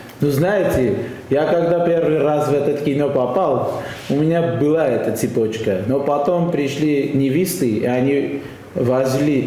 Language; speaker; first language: Russian; non-native, learner; Armenian